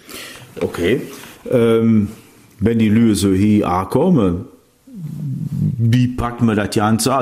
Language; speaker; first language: German; native; German